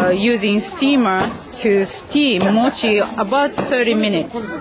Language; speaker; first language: English; non-native, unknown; Japanese